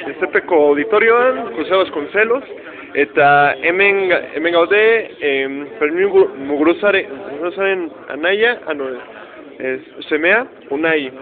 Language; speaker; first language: Basque; non-native, learner; Spanish